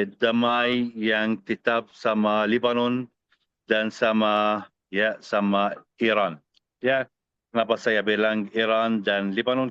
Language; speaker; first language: Indonesian; non-native, fluent; Arabic